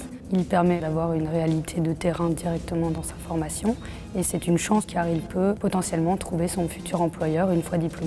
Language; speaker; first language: French; native; French